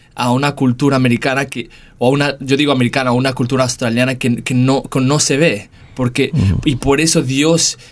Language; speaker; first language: Spanish; early bilingual, heritage; Spanish